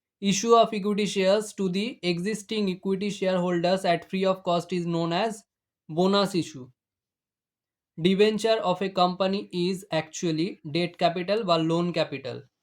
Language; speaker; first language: English; non-native, local second language; Bangla